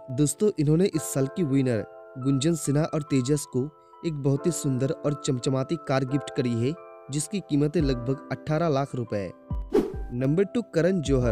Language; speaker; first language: Hindi; native; Hindi